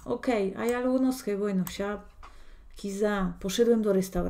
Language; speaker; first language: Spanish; non-native, fluent; Polish